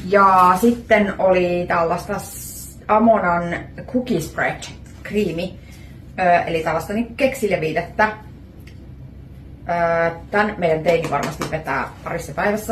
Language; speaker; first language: Finnish; native; Finnish